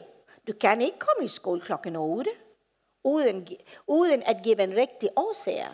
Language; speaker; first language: Danish; non-native, fluent; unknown